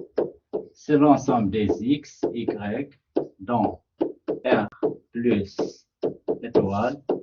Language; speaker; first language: French; non-native, local second language; Arabic